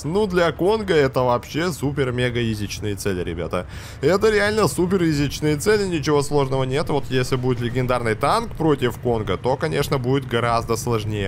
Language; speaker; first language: Russian; native; Russian